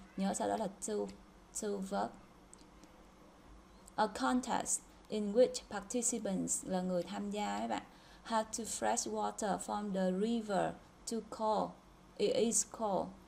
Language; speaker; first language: English; non-native, fluent; Vietnamese